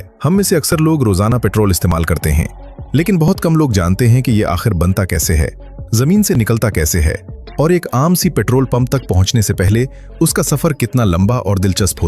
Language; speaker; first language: Urdu; native; Urdu